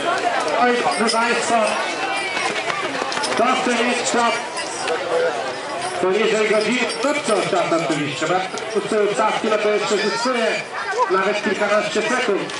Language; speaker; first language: Polish; native; Polish